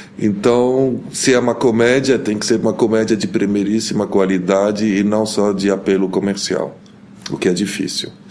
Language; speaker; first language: Portuguese; early bilingual, heritage; Portuguese